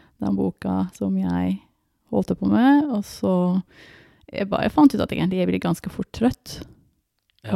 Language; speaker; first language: Norwegian; non-native, fluent; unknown